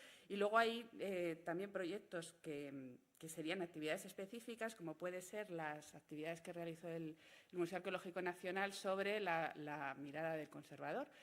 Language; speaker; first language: Spanish; native; Spanish